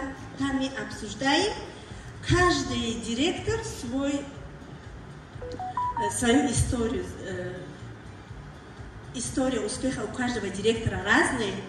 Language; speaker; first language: Russian; non-native, learner; Tajik